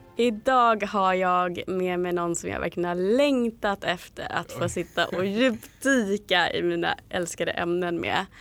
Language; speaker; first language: Swedish; native; Swedish